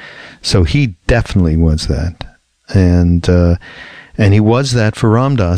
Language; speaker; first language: English; native; English